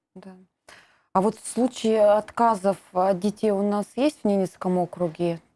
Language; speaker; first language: Russian; native; Russian